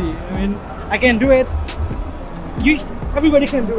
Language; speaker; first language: English; non-native, fluent; Indonesian